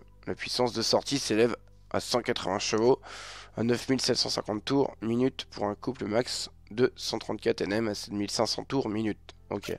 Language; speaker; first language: French; native; French